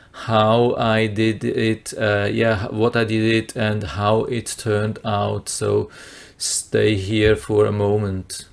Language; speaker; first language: English; non-native, fluent; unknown